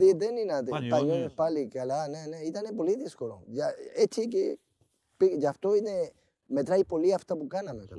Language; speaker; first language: Greek; non-native, fluent; Spanish